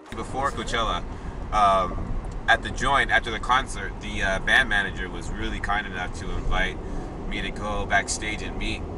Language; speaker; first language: English; native; English